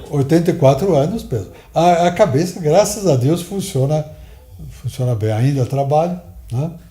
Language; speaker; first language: Portuguese; early bilingual, other home language; Italian